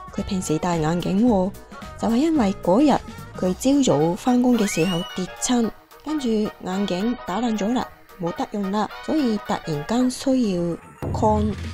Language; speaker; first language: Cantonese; non-native, fluent; Japanese